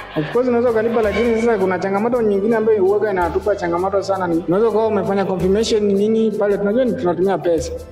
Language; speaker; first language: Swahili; native; Swahili